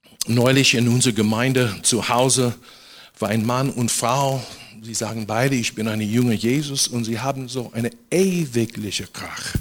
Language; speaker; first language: German; non-native, fluent; English